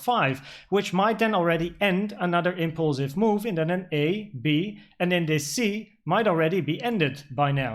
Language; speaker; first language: English; non-native, fluent; Dutch